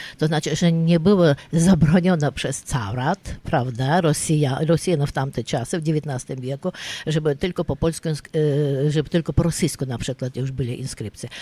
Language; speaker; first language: Polish; early bilingual, heritage; Polish